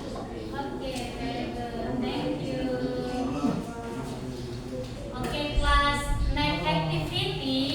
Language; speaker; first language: English; non-native, local second language; Indonesian